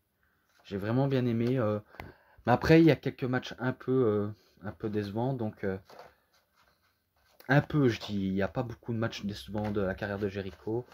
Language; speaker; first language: French; native; French